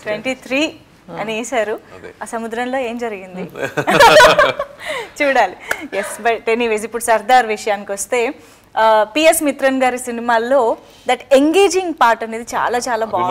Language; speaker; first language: Telugu; native; Telugu